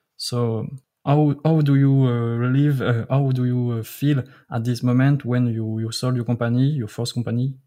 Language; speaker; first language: English; non-native, learner; French